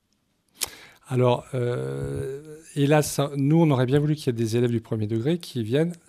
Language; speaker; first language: French; native; French